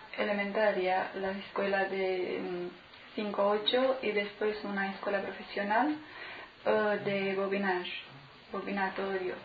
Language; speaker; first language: Spanish; non-native, fluent; Romanian